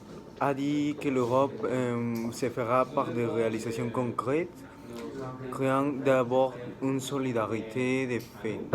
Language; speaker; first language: French; non-native, learner; Spanish